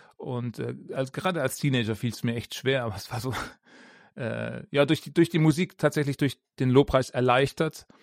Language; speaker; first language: German; native; German